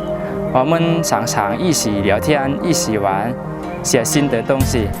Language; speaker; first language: Chinese; non-native, learner; Lao